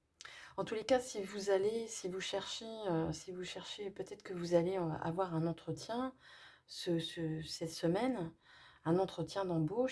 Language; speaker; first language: French; native; French